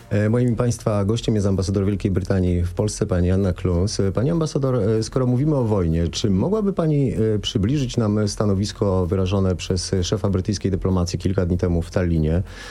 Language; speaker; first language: Polish; native; Polish